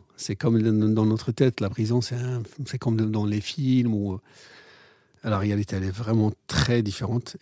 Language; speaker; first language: French; non-native, local second language; Arabic